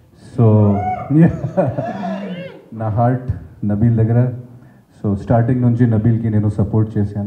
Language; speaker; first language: Telugu; non-native, fluent; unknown